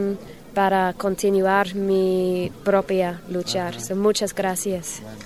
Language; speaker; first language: Spanish; non-native, learner; English